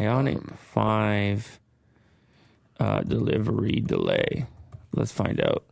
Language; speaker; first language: English; native; English